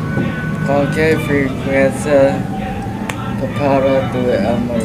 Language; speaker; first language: Spanish; non-native, learner; English